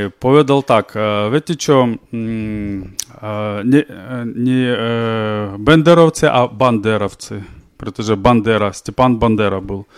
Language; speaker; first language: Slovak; non-native, learner; Ukrainian